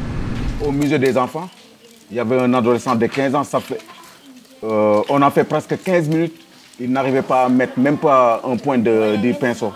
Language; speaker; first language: French; non-native, local second language; Wolof